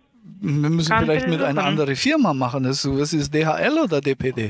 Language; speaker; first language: German; native; German